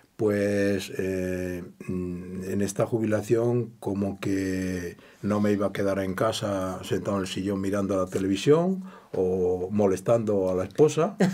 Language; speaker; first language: Spanish; native; Spanish